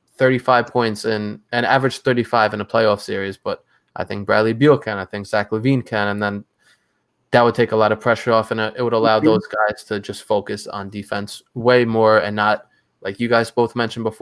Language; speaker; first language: English; native; English